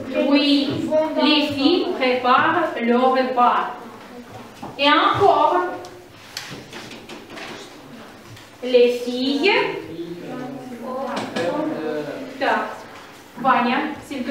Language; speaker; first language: French; non-native, fluent; Russian